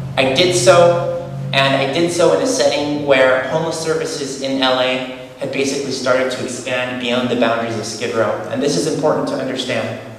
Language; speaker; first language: English; native; English